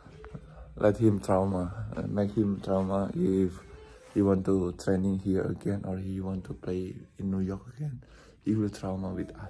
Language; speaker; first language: English; non-native, learner; Indonesian